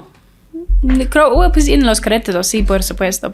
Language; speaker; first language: Spanish; non-native, learner; English